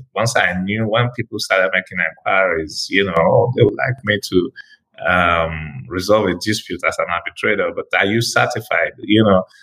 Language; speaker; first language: English; non-native, local second language; Igbo